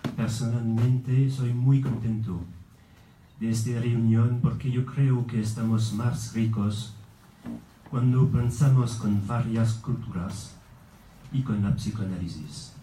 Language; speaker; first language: Spanish; non-native, learner; French